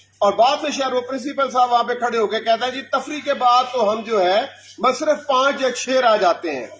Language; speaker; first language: Urdu; non-native, local second language; Punjabi